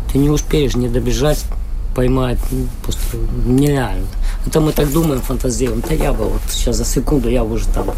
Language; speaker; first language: Russian; non-native, local second language; Ukrainian